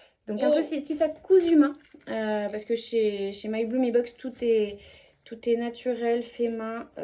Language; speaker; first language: French; native; French